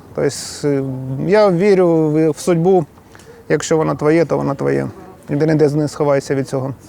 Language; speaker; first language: Ukrainian; non-native, local second language; Russian